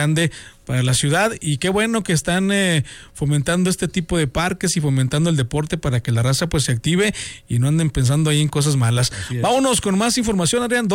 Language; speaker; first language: Spanish; native; Spanish